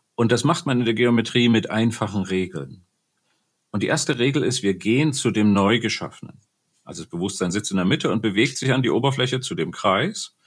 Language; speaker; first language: German; native; German